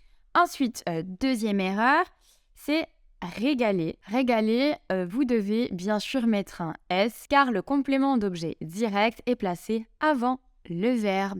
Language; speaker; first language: French; native; French